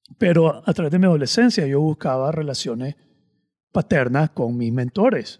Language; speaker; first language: Spanish; native; Spanish